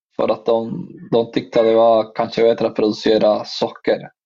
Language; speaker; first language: Swedish; non-native, fluent; Spanish